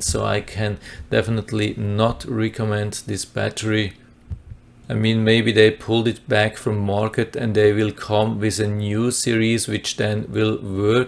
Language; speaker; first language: English; non-native, fluent; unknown